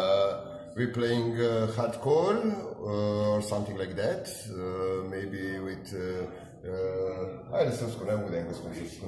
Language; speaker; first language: English; non-native, learner; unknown